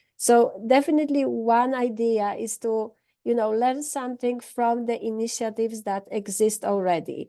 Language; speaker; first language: English; non-native, fluent; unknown